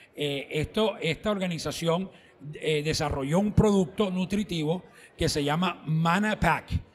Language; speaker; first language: Spanish; native; Spanish